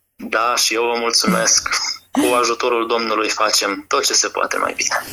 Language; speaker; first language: Romanian; native; Romanian